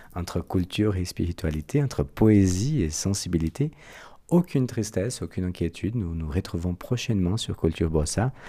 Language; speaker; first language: French; non-native, fluent; Portuguese